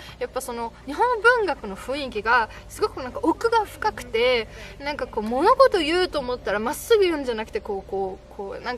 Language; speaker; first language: Japanese; non-native, fluent; German